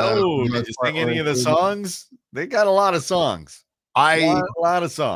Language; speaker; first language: English; native; English